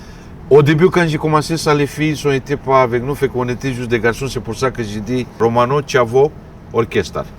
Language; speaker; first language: French; non-native, fluent; Romanian